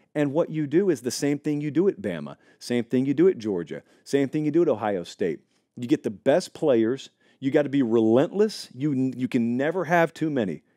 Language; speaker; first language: English; native; English